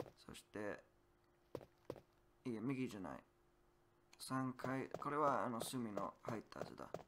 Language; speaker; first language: Japanese; non-native, learner; English